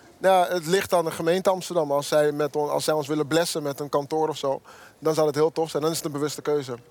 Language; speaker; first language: Dutch; early bilingual, other home language; Akan